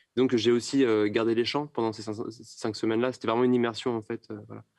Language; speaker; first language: French; native; French